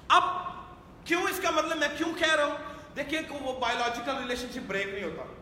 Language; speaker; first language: Urdu; non-native, local second language; Punjabi